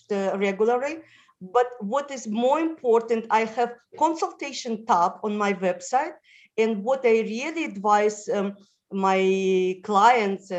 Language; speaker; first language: English; non-native, fluent; Russian